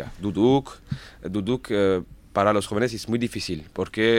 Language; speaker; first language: Spanish; non-native, learner; French